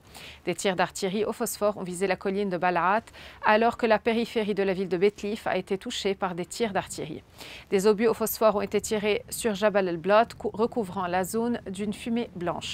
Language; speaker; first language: French; non-native, local second language; Arabic